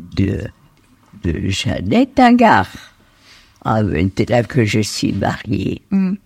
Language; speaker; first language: French; non-native, fluent; Spanish